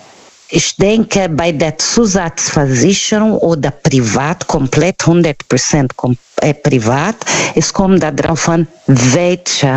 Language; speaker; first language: German; non-native, fluent; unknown